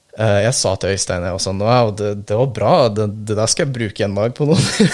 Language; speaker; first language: Norwegian; early bilingual, other home language; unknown